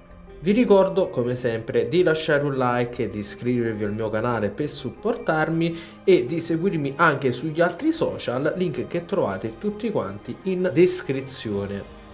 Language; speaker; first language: Italian; native; Italian